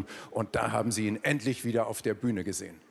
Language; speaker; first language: German; native; German